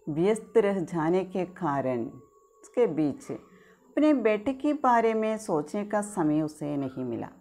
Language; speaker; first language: Hindi; non-native, local second language; Malayalam